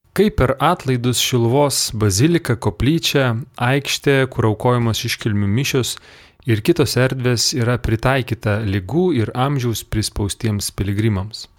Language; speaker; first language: Lithuanian; native; Lithuanian